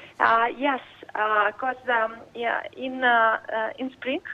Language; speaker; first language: English; non-native, learner; Russian